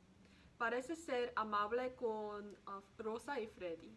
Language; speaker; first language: Spanish; non-native, learner; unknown